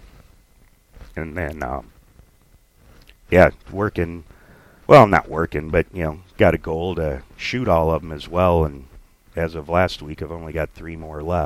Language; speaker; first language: English; native; English